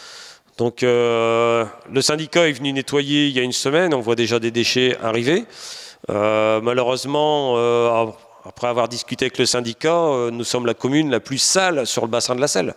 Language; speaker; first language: French; native; French